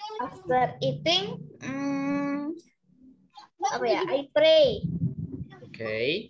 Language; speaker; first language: English; non-native, local second language; Indonesian